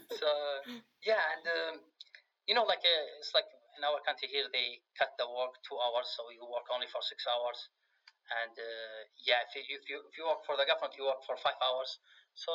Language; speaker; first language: English; non-native, fluent; Arabic